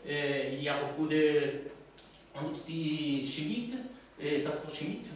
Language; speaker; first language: French; non-native, learner; Spanish